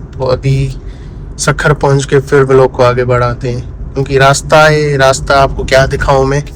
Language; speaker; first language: Urdu; non-native, local second language; Sindhi